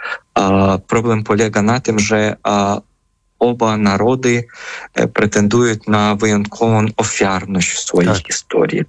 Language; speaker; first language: Polish; non-native, fluent; Ukrainian